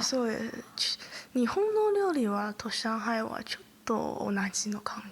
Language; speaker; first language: Japanese; non-native, learner; Chinese